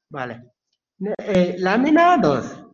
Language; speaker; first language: Spanish; non-native, learner; Bangla